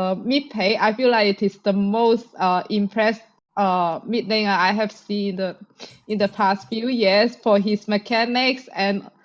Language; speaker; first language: English; non-native, fluent; Chinese